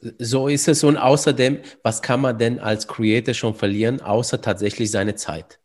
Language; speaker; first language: German; early bilingual, other home language; Romanian